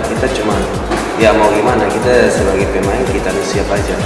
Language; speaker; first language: Indonesian; non-native, fluent; Spanish